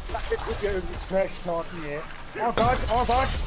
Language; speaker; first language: German; native; German